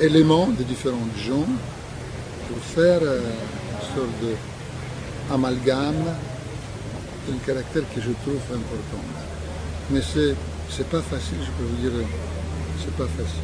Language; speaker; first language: French; non-native, fluent; Russian